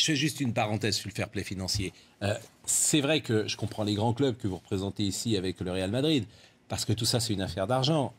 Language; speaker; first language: French; native; French